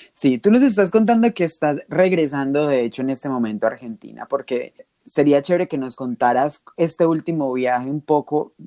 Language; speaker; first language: Spanish; native; Spanish